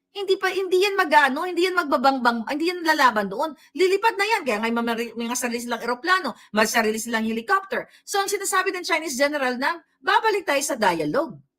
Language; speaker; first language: Filipino; non-native, local second language; Cebuano